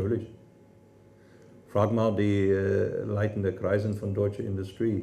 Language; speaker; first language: German; non-native, fluent; English